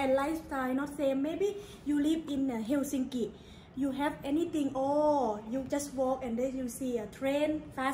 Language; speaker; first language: English; non-native, learner; Thai